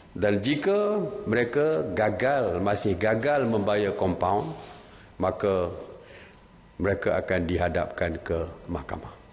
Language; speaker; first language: Malay; native; Malay